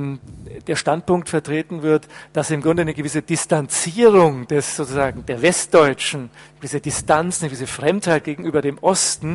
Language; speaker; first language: German; native; German